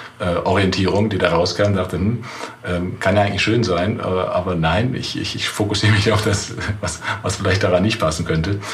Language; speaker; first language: German; native; German